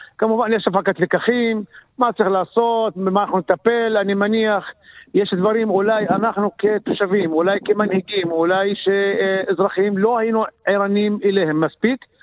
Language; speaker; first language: Hebrew; non-native, local second language; Arabic